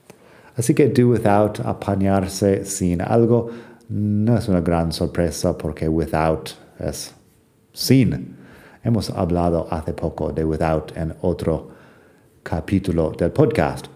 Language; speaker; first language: Spanish; non-native, fluent; English